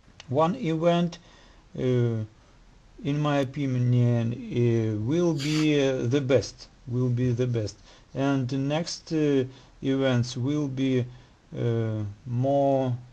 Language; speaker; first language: English; non-native, learner; Russian